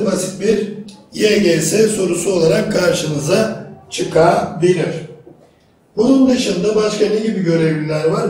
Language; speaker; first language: Turkish; native; Turkish